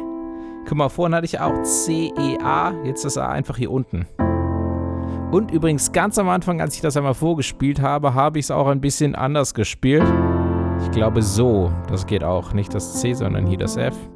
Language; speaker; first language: German; native; German